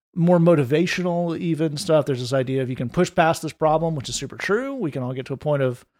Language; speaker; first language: English; native; English